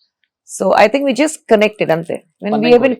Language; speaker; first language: Telugu; non-native, fluent; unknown